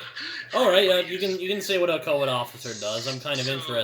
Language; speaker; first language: English; native; English